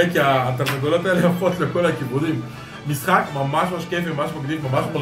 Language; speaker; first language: Hebrew; native; Hebrew